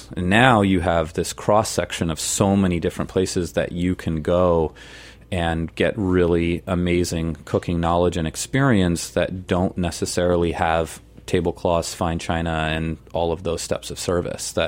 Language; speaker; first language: English; native; English